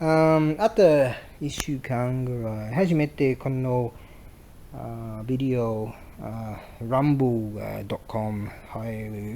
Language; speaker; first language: Japanese; non-native, learner; English